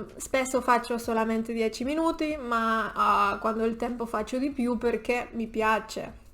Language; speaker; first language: Italian; non-native, learner; Spanish